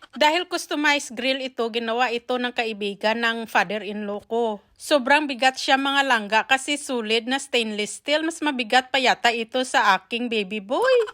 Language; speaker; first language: Filipino; non-native, local second language; Hiligaynon